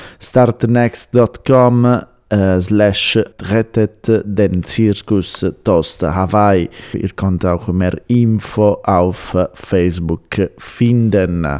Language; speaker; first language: German; non-native, learner; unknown